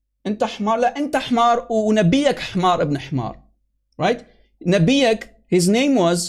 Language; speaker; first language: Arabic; native; Arabic